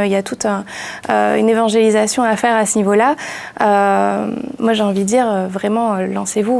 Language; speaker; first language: French; native; French